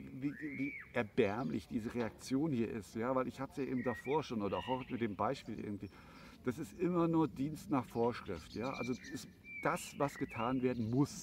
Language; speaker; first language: German; native; German